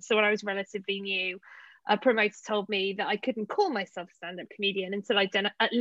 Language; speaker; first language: English; native; English